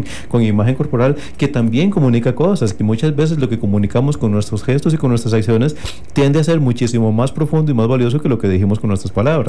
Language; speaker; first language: Spanish; native; Spanish